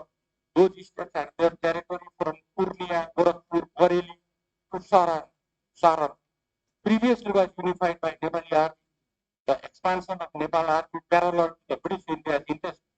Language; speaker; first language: English; non-native, fluent; Nepali